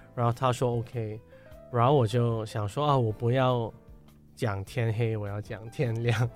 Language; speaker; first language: Chinese; non-native, local second language; Cantonese